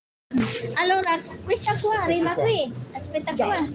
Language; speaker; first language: Italian; non-native, learner; Filipino